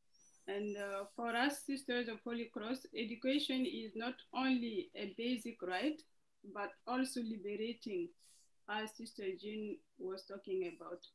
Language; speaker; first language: English; non-native, fluent; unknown